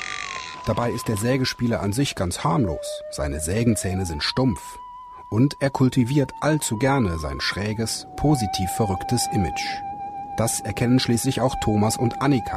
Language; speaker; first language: German; native; German